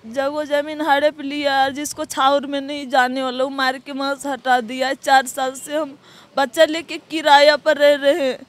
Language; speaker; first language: Hindi; native; Hindi